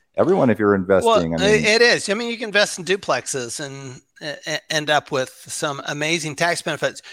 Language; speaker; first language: English; native; English